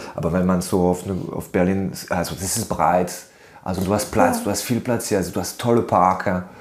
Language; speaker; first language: German; non-native, fluent; French